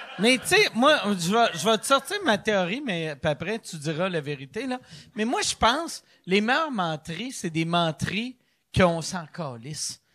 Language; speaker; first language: French; native; French